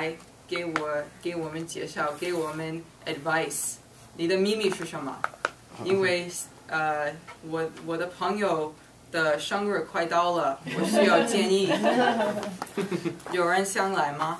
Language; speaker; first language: Chinese; non-native, fluent; English